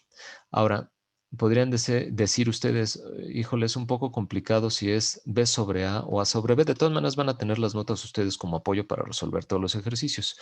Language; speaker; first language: Spanish; native; Spanish